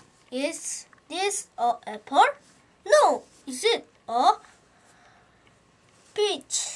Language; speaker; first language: English; non-native, learner; Korean